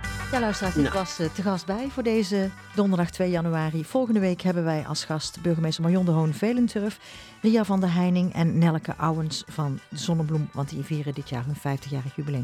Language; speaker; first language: Dutch; native; Dutch